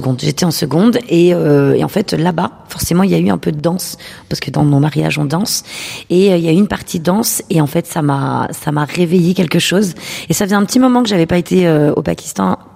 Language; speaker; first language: French; early bilingual, other home language; Urdu